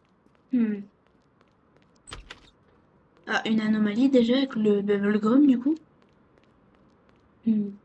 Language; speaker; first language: French; native; French